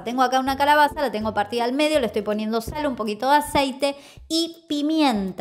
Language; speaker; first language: Spanish; native; Spanish